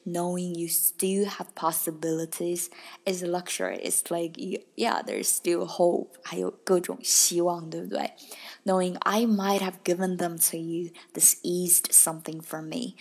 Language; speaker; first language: English; non-native, fluent; Chinese